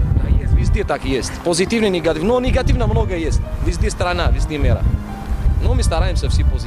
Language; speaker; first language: Russian; non-native, learner; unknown